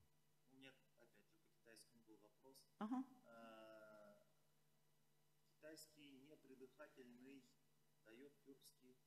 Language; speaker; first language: Russian; native; Russian